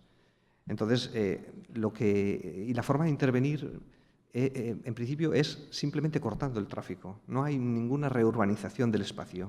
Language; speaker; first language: Spanish; native; Spanish